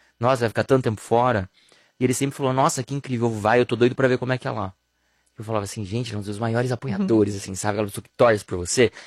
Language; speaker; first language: Portuguese; native; Portuguese